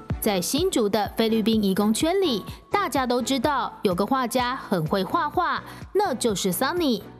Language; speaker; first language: Chinese; native; Chinese